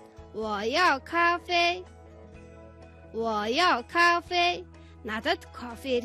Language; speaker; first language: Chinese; non-native, fluent; Mongolian